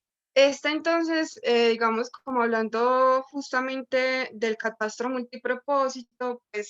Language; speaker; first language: Spanish; native; Spanish